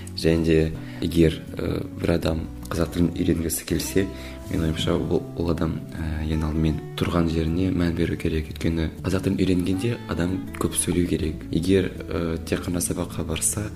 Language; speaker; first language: Kazakh; non-native, local second language; German